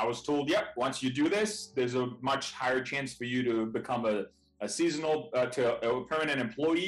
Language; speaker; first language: English; non-native, fluent; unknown